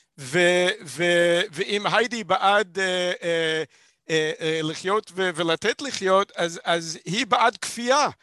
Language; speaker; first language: Hebrew; non-native, fluent; English